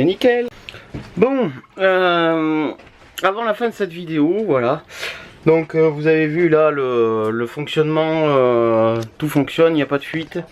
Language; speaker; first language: French; native; French